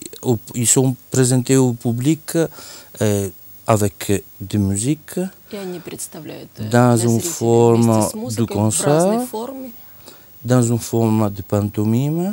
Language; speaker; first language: French; non-native, fluent; Italian